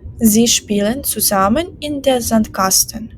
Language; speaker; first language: German; non-native, fluent; Ukrainian